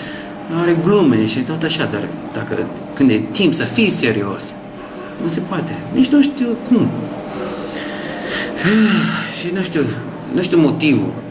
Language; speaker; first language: Romanian; non-native, learner; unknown